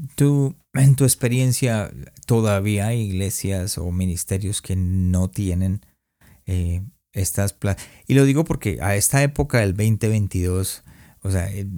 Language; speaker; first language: Spanish; early bilingual, heritage; Spanish